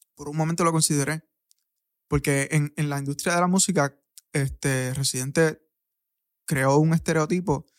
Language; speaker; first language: Spanish; native; Spanish